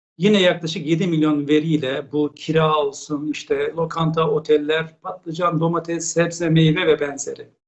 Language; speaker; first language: Turkish; native; Turkish